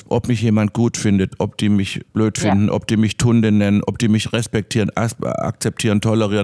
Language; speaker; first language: German; native; German